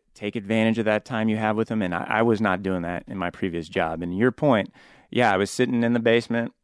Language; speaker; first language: English; native; English